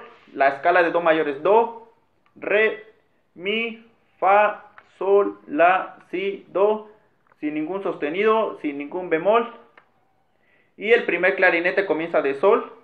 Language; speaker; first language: Spanish; native; Spanish